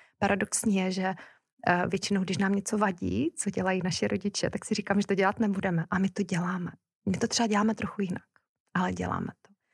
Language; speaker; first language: Czech; native; Czech